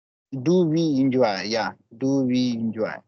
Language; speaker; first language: English; non-native, learner; Hindi